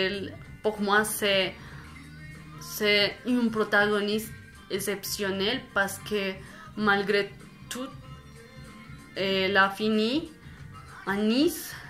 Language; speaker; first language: French; non-native, fluent; Spanish